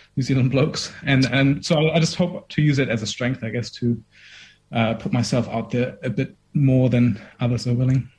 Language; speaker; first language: English; non-native, fluent; German